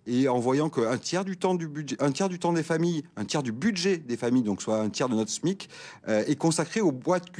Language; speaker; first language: French; native; French